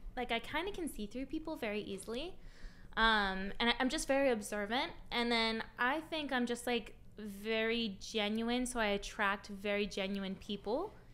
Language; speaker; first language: English; native; English